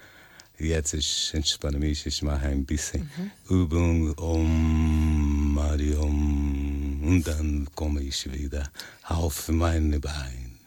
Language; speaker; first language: German; non-native, fluent; Portuguese